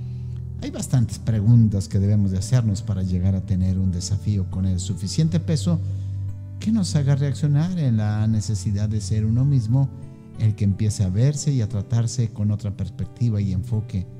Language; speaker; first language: Spanish; native; Spanish